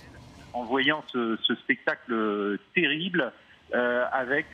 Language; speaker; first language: French; native; French